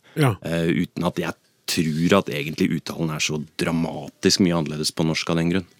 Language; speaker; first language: Norwegian; native; Norwegian